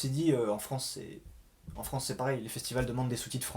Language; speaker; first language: French; native; French